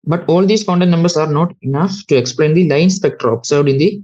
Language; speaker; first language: English; non-native, local second language; Malayalam